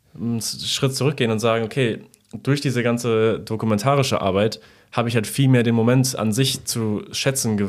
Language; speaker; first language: German; early bilingual, other home language; Polish